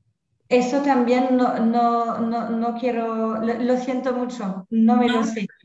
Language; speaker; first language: Spanish; non-native, fluent; French